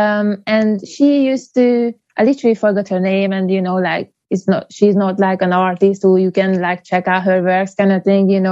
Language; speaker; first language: English; non-native, fluent; Hungarian